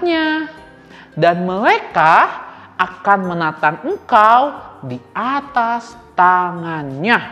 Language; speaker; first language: Indonesian; native; Indonesian